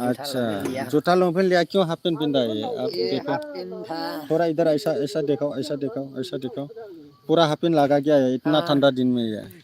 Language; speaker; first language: Hindi; non-native, local second language; Bodo